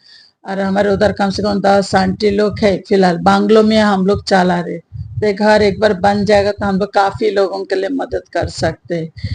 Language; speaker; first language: Hindi; non-native, local second language; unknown